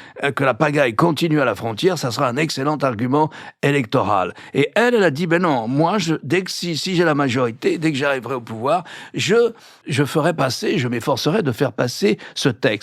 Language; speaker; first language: French; native; French